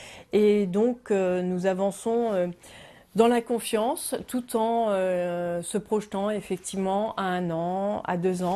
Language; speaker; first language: French; native; French